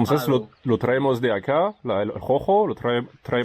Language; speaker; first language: Spanish; non-native, learner; French